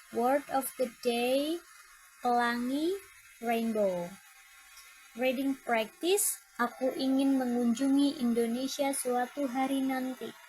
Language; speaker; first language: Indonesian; native; Indonesian